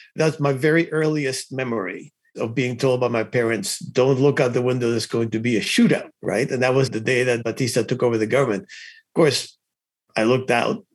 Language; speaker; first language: English; early bilingual, other home language; Spanish